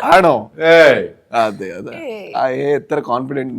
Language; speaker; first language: Malayalam; non-native, learner; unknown